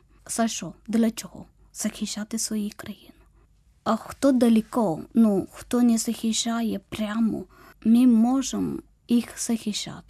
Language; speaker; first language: Ukrainian; non-native, learner; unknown